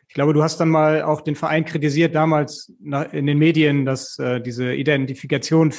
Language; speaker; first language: German; native; German